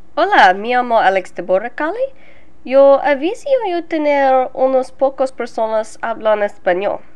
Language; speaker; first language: Spanish; non-native, learner; English